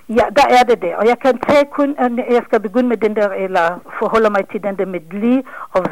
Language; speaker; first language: Danish; non-native, fluent; Hebrew